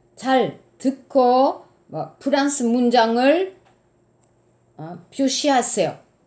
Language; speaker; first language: Korean; non-native, fluent; French